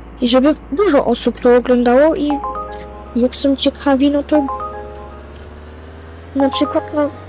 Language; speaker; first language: Polish; native; Polish